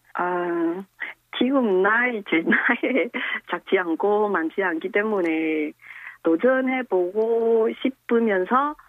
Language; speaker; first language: Korean; non-native, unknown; Vietnamese